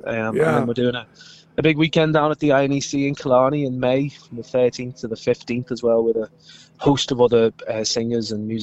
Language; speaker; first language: English; native; English